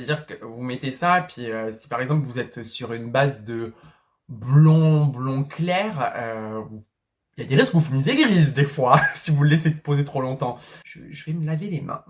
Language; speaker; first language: French; native; French